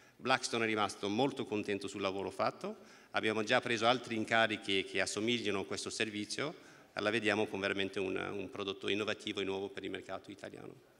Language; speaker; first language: Italian; non-native, fluent; English